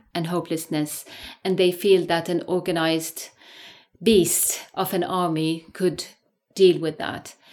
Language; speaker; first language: English; non-native, fluent; Arabic